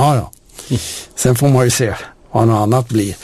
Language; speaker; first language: Swedish; native; Swedish